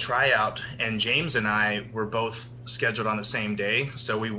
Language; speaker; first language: English; native; English